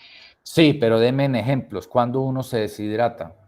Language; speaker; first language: Spanish; native; Spanish